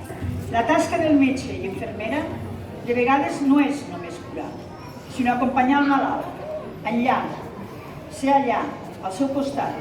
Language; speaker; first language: Catalan; native; Catalan